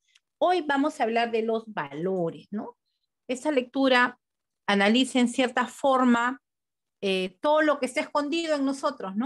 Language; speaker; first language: Spanish; native; Spanish